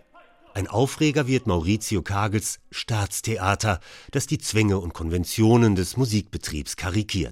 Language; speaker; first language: German; native; German